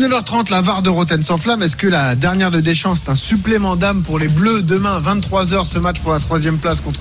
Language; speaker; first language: French; native; French